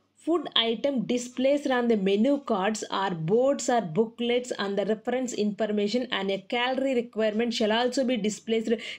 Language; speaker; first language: English; non-native, local second language; Telugu